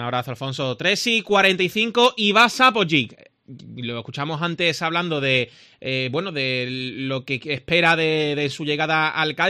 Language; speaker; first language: Spanish; native; Spanish